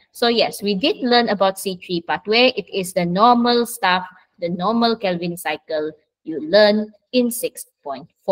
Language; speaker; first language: English; non-native, local second language; Malay